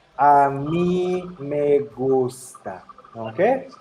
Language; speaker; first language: Spanish; non-native, fluent; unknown